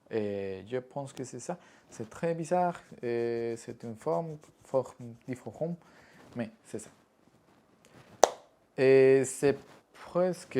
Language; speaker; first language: French; non-native, learner; Spanish